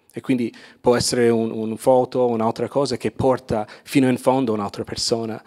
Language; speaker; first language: Italian; non-native, fluent; English